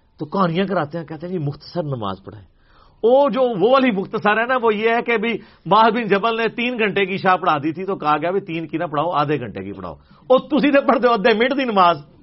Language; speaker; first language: Urdu; non-native, local second language; Punjabi